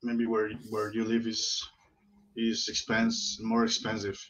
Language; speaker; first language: English; non-native, learner; Spanish